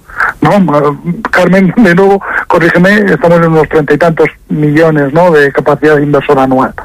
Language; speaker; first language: Spanish; native; Spanish